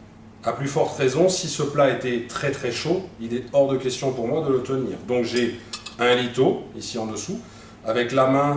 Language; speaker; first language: French; native; French